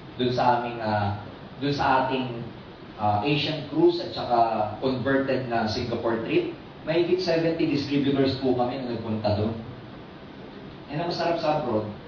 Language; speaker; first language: Filipino; native; Filipino